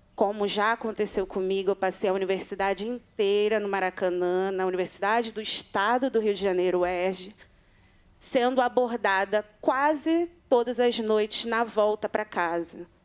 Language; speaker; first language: Portuguese; native; Portuguese